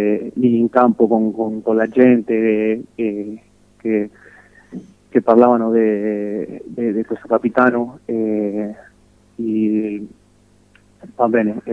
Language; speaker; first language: Italian; non-native, fluent; Spanish